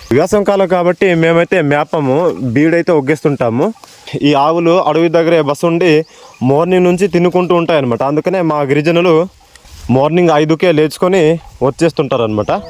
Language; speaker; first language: Telugu; non-native, local second language; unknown